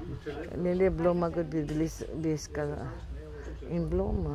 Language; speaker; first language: Danish; non-native, learner; Filipino